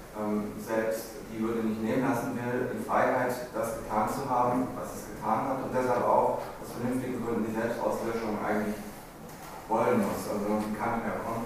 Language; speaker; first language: German; native; German